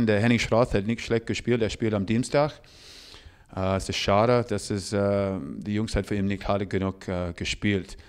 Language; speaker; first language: German; non-native, learner; English